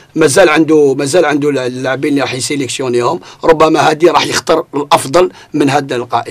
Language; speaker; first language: Arabic; native; Arabic